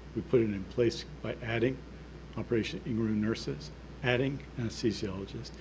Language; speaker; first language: English; native; English